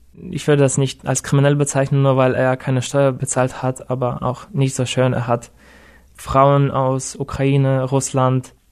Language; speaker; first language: German; non-native, fluent; Russian